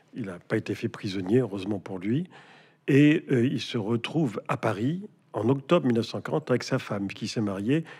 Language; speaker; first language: French; native; French